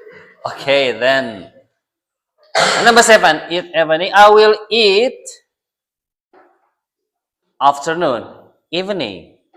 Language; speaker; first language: English; non-native, learner; Indonesian